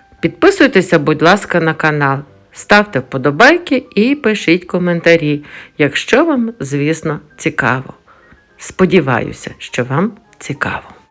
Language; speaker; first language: Ukrainian; native; Ukrainian